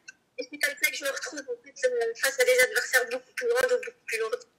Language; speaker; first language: French; native; French